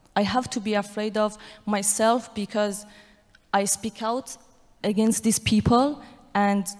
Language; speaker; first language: English; non-native, fluent; Persian